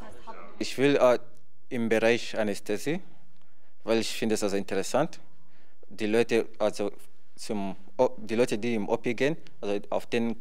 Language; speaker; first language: German; non-native, learner; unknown